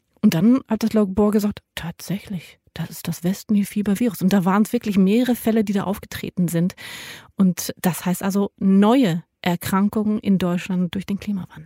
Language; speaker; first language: German; native; German